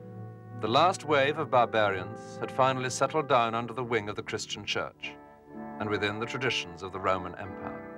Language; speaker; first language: English; native; English